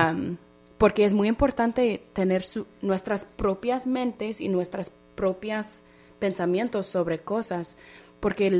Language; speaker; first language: Spanish; non-native, fluent; English